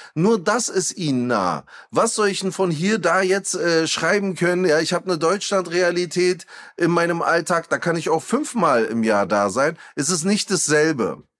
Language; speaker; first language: German; early bilingual, other home language; Turkish